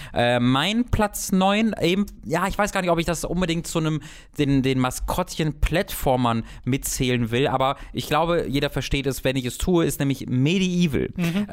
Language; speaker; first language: German; native; German